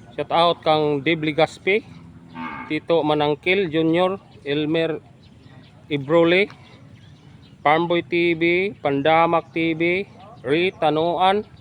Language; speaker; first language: Filipino; non-native, local second language; Hiligaynon